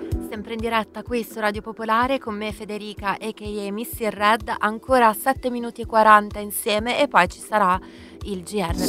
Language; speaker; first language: Italian; native; Italian